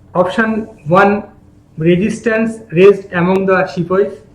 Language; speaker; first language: English; non-native, local second language; Bangla